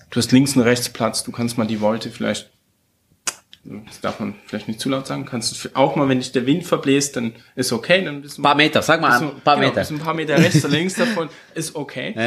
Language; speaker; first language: German; early bilingual, heritage; German